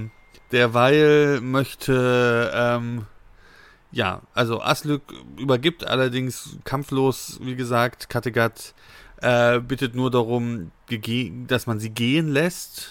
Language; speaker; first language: German; native; German